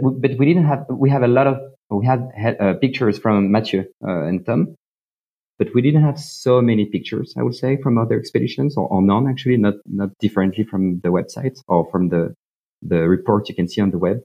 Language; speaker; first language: English; non-native, fluent; French